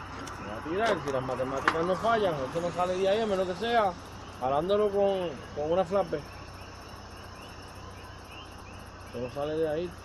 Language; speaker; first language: Spanish; native; Spanish